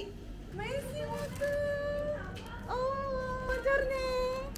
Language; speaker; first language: French; non-native, learner; Japanese